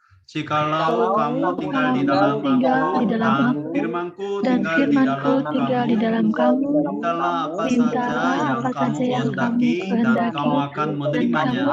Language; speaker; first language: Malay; non-native, fluent; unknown